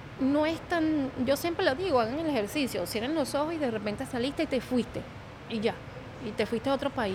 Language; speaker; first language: Spanish; native; Spanish